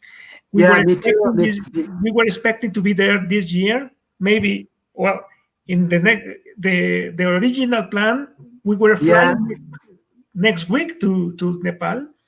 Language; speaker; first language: English; non-native, fluent; Spanish